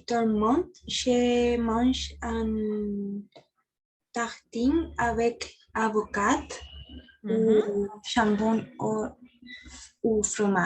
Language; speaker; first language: French; non-native, learner; Spanish